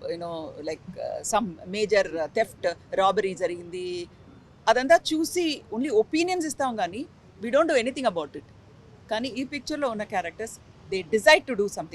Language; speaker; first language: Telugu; non-native, local second language; Tamil